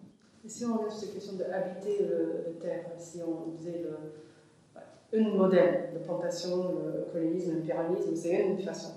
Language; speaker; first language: French; non-native, fluent; English